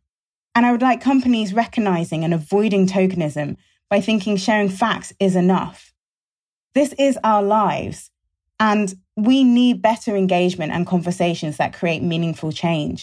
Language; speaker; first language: English; native; English